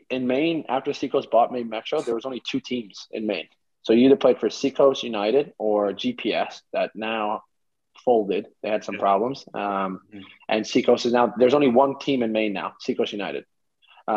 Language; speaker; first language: English; early bilingual, other home language; Greek